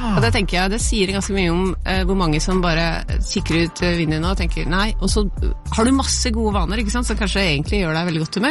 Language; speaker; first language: Norwegian; native; Norwegian